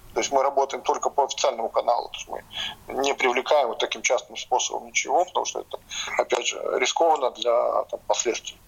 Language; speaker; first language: Russian; non-native, local second language; Latvian